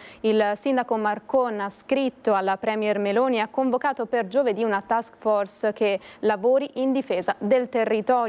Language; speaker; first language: Italian; native; Italian